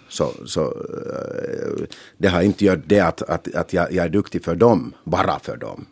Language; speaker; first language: Swedish; non-native, local second language; Finnish